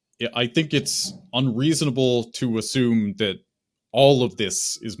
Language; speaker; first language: English; native; English